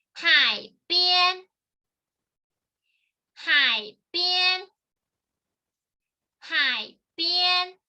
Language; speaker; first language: Chinese; non-native, fluent; Thai